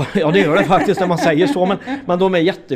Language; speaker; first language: Swedish; native; Swedish